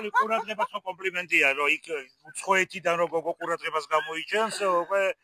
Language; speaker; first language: Georgian; native; Georgian